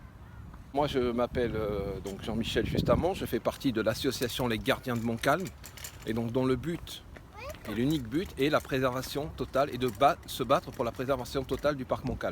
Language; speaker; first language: French; native; French